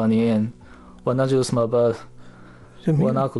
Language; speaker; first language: Arabic; non-native, learner; Japanese